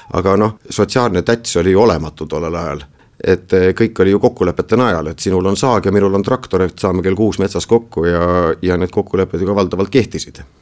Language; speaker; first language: Estonian; native; Estonian